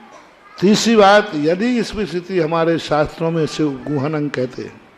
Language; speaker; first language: Hindi; native; Hindi